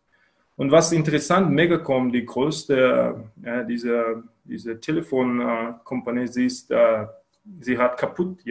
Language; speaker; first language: German; non-native, learner; Kyrgyz